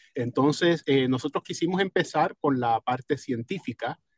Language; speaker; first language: Spanish; native; Spanish